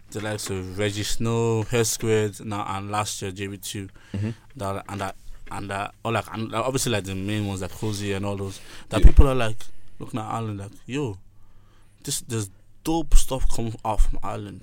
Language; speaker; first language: English; native; English